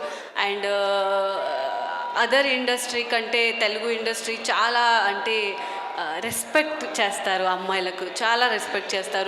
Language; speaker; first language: Telugu; non-native, fluent; Marathi